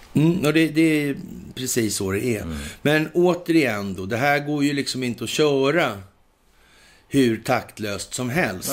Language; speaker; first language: Swedish; native; Swedish